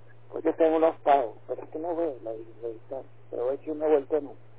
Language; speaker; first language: Spanish; native; Spanish